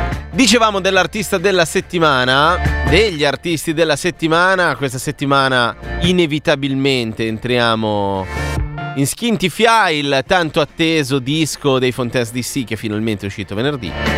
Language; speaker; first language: Italian; native; Italian